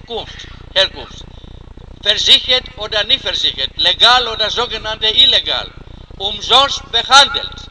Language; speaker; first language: German; non-native, fluent; Greek